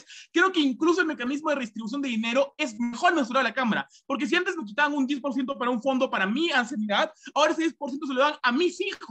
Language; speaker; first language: Spanish; native; Spanish